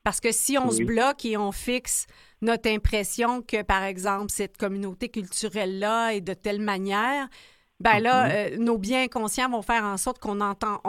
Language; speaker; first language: French; native; French